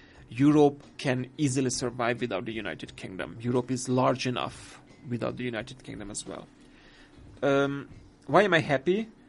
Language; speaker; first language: English; non-native, fluent; Hungarian